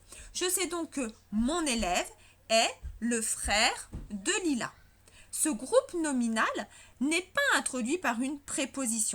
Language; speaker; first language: French; native; French